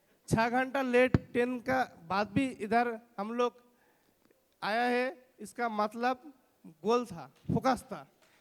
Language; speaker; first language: Hindi; non-native, local second language; Bangla